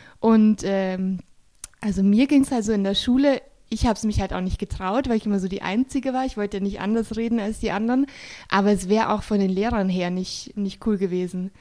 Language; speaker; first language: German; native; German